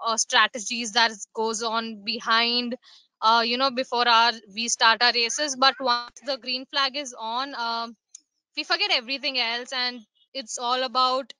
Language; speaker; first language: English; non-native, local second language; Gujarati